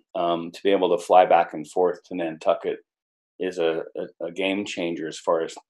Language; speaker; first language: English; native; English